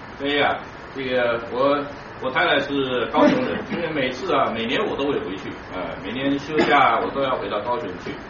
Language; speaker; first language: Chinese; native; Chinese